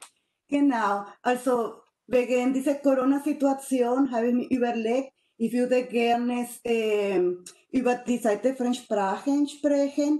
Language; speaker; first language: German; non-native, fluent; Spanish